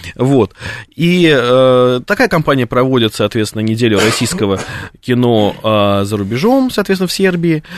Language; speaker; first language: Russian; native; Russian